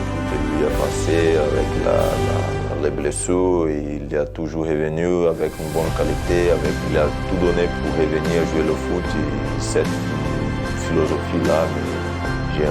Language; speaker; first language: French; non-native, fluent; Portuguese